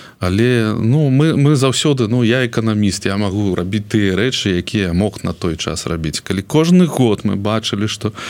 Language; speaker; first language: Belarusian; non-native, local second language; Russian